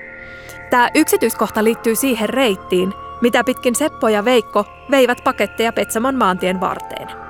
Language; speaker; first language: Finnish; native; Finnish